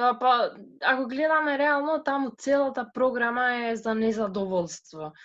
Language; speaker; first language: Macedonian; non-native, local second language; Albanian